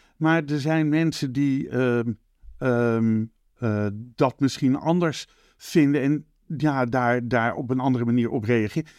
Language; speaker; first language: Dutch; native; Dutch